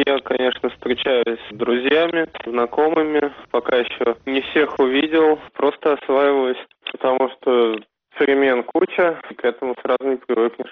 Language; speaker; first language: Russian; native; Russian